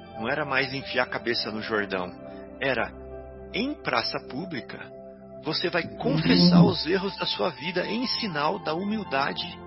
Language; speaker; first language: Portuguese; native; Portuguese